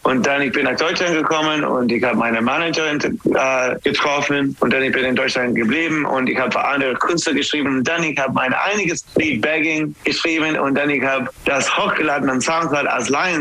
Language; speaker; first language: German; non-native, learner; English